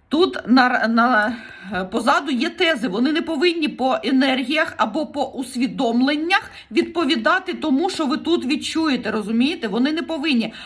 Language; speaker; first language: Ukrainian; non-native, local second language; Russian